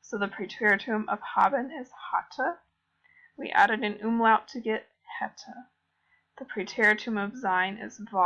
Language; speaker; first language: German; non-native, fluent; English